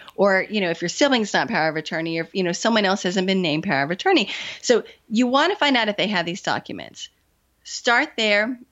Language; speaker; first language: English; native; English